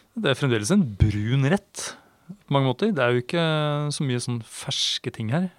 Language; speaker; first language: Norwegian; non-native, fluent; Swedish